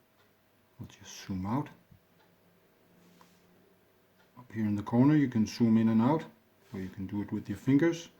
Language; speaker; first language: English; non-native, fluent; Danish